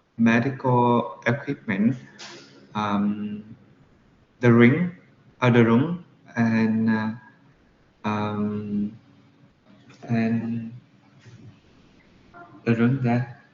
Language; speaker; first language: English; non-native, learner; Vietnamese